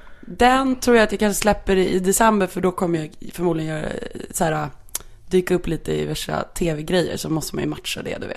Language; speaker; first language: Swedish; native; Swedish